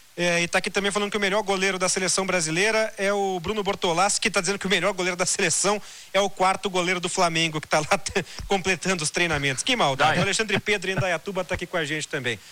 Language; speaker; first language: Portuguese; native; Portuguese